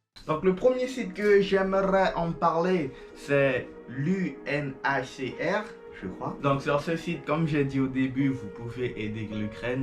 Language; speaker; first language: French; non-native, fluent; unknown